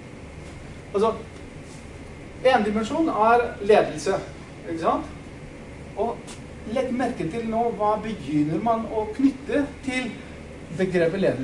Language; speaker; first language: Norwegian; non-native, fluent; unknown